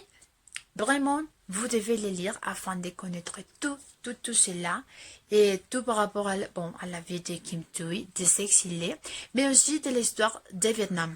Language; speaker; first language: French; non-native, fluent; Spanish